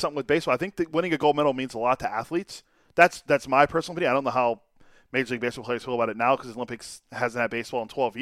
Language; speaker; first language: English; native; English